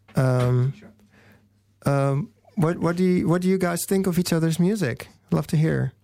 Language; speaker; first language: English; non-native, fluent; Dutch